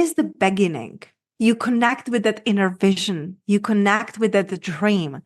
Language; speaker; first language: English; non-native, fluent; Czech